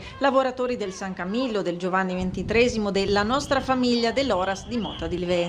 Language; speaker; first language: Italian; native; Italian